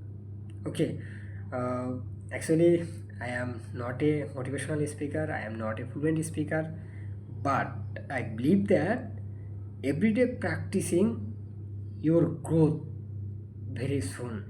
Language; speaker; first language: English; non-native, learner; Bangla